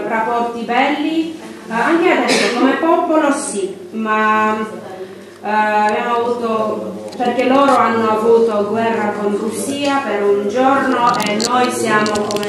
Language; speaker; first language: Italian; non-native, learner; Armenian